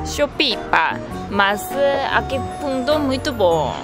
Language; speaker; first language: Portuguese; non-native, learner; Korean